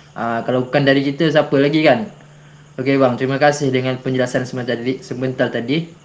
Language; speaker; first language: Malay; native; Malay